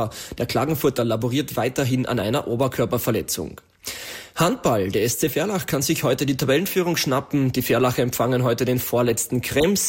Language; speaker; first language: German; native; German